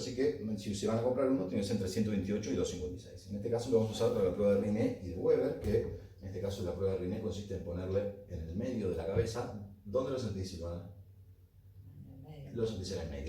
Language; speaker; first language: Spanish; native; Spanish